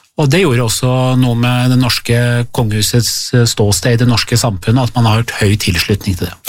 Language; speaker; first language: Norwegian; early bilingual, other home language; Persian